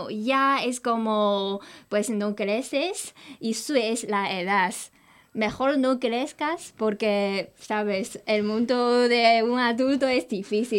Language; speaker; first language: Spanish; non-native, fluent; Chinese